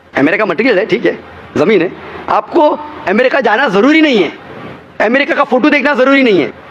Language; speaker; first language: Hindi; non-native, local second language; Konkani